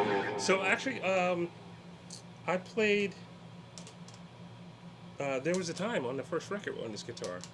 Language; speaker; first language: English; native; English